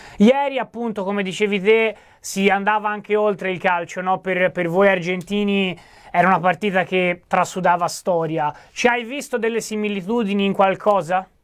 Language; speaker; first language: Italian; native; Italian